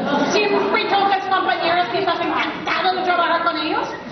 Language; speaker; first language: Spanish; non-native, fluent; English